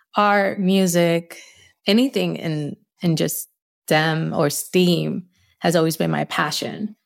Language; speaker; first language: English; early bilingual, other home language; Spanish